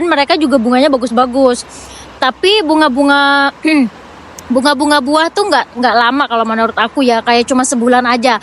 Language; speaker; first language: Indonesian; native; Indonesian